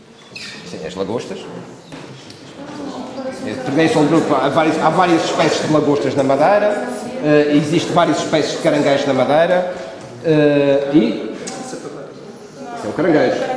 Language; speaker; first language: Portuguese; native; Portuguese